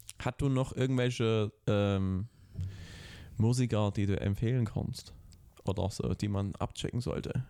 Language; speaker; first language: German; early bilingual, other home language; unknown